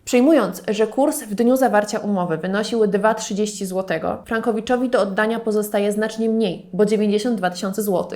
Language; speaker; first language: Polish; native; Polish